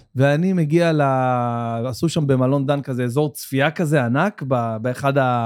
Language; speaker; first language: Hebrew; native; Hebrew